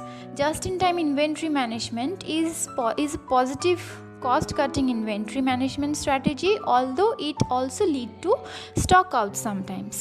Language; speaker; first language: English; non-native, local second language; Bangla